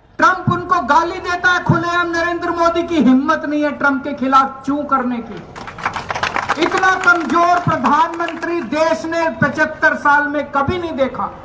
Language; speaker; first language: Hindi; native; Hindi